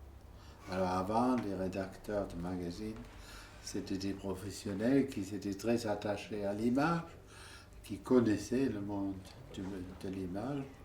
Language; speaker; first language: French; non-native, fluent; German